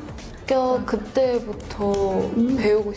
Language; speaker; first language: Korean; non-native, learner; Chinese